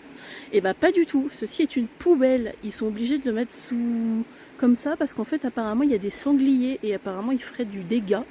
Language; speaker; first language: French; native; French